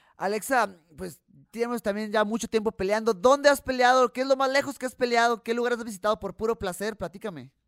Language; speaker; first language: Spanish; native; Spanish